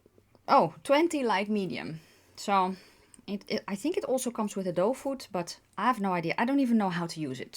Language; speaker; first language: English; non-native, fluent; Dutch